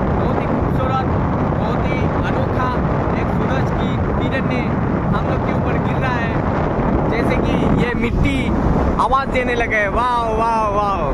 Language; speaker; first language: Hindi; non-native, local second language; Bangla